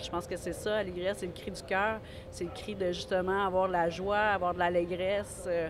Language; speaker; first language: French; native; French